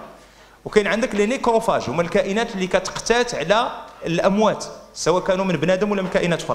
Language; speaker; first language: Arabic; native; Arabic